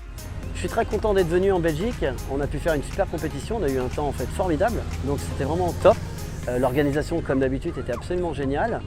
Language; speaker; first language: French; native; French